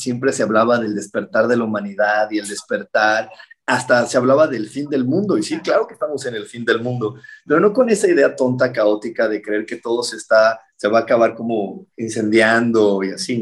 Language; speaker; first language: Spanish; native; Spanish